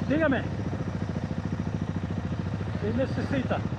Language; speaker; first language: Spanish; non-native, learner; English